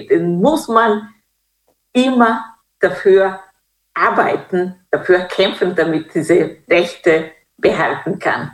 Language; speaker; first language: German; non-native, fluent; Kinyarwanda